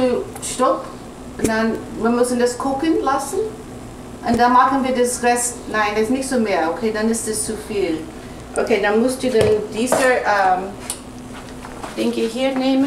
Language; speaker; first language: German; non-native, learner; English